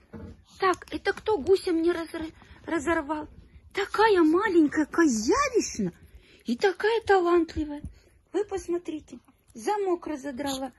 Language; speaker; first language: Russian; native; Russian